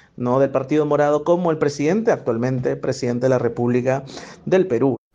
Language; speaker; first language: Spanish; native; Spanish